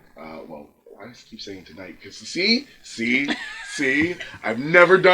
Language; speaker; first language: English; native; English